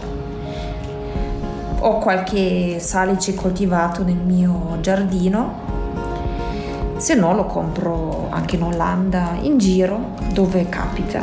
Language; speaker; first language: Italian; non-native, fluent; German